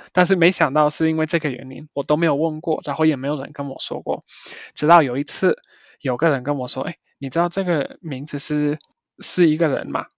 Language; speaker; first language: Chinese; non-native, fluent; Spanish